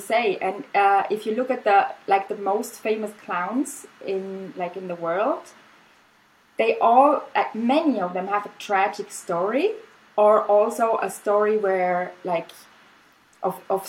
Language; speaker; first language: English; non-native, fluent; German